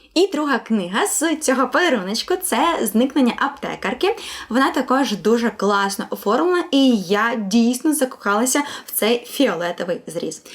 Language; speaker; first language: Ukrainian; non-native, local second language; Russian